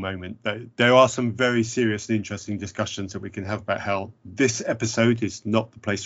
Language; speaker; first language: English; native; English